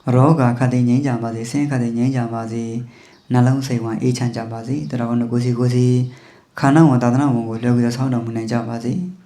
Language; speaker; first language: Burmese; native; Burmese